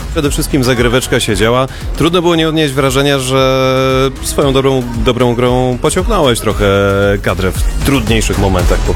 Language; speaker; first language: Polish; native; Polish